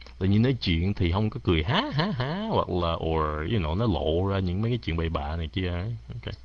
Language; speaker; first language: Vietnamese; early bilingual, heritage; Vietnamese